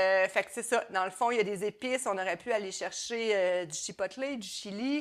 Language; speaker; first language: French; native; French